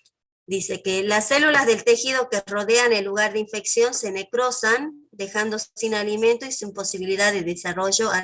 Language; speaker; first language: Spanish; native; Spanish